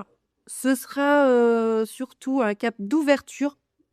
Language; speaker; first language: French; native; French